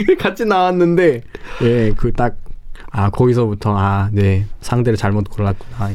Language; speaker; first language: Korean; non-native, fluent; Nepali